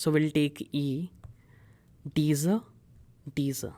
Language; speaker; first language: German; non-native, fluent; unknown